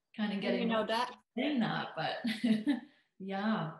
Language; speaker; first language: English; native; English